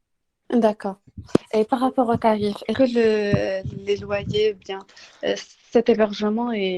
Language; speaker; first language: French; non-native, local second language; Arabic